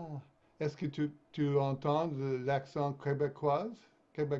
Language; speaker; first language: French; non-native, fluent; English